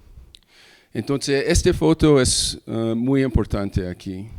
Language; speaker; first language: Spanish; early bilingual, heritage; English